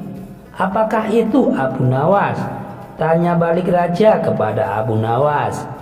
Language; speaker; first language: Indonesian; native; Indonesian